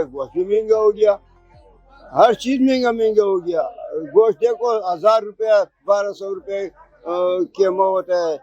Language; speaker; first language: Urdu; non-native, local second language; Pashto